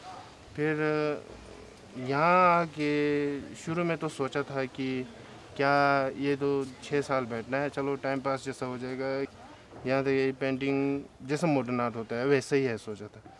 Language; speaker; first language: Hindi; non-native, local second language; Tibetan